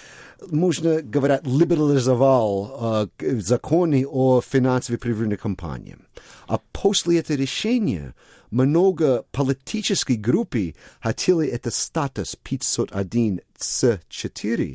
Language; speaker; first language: Russian; non-native, fluent; English